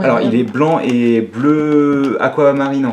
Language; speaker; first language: French; native; French